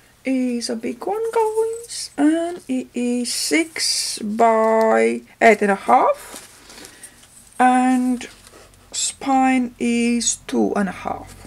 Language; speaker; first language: English; non-native, fluent; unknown